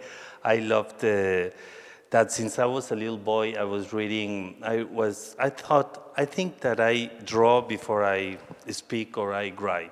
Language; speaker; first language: English; non-native, fluent; Spanish